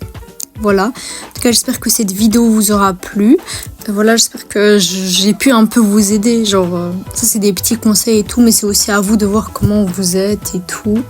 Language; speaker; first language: French; native; French